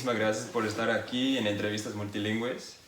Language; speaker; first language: Spanish; non-native, fluent; English